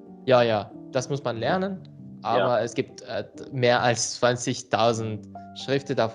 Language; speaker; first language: German; non-native, learner; Indonesian